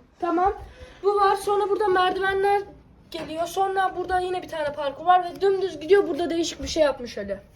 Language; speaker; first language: Turkish; early bilingual, heritage; Turkish